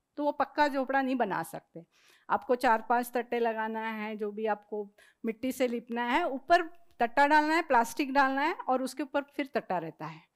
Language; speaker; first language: Hindi; non-native, local second language; Marathi